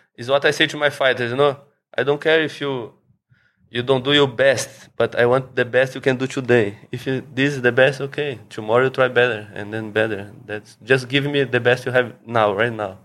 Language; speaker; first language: English; non-native, learner; Portuguese